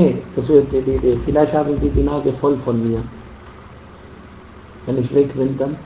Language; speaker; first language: German; non-native, fluent; Arabic